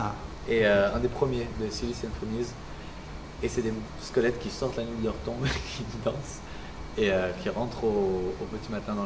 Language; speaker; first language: French; native; French